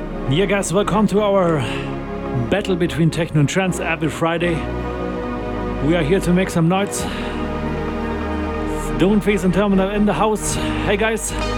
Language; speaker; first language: English; non-native, fluent; German